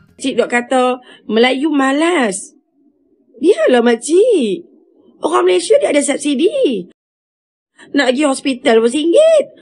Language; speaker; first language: Malay; early bilingual, other home language; Khmer